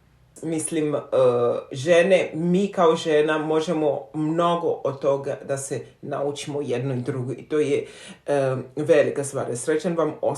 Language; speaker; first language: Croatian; non-native, fluent; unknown